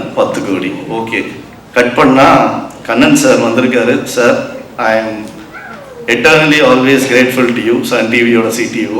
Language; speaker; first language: Tamil; native; Tamil